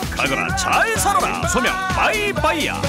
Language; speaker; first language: Korean; native; Korean